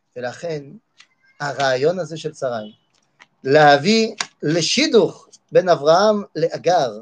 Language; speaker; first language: Hebrew; non-native, fluent; French